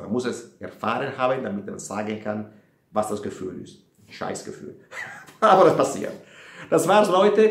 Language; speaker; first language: German; non-native, fluent; Italian